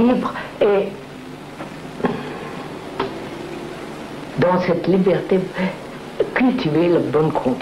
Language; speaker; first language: French; non-native, fluent; Telugu